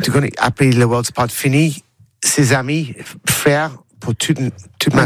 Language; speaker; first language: French; non-native, learner; English